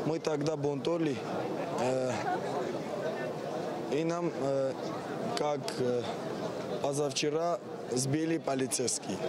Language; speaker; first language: Russian; non-native, fluent; Armenian